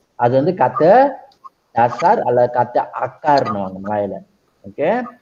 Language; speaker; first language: Malay; non-native, local second language; Tamil